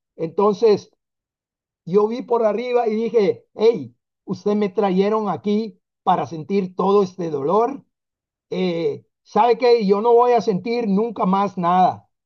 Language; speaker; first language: Spanish; non-native, fluent; Italian